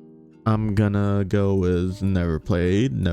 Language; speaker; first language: English; native; English